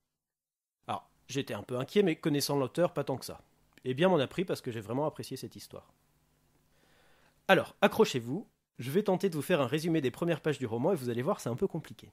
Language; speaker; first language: French; native; French